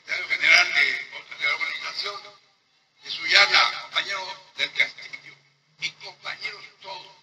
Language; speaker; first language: Spanish; native; Spanish